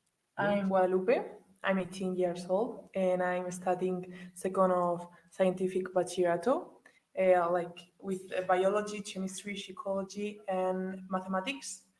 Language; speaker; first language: English; non-native, learner; Spanish